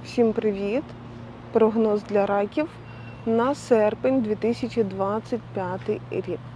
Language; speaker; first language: Ukrainian; non-native, local second language; Russian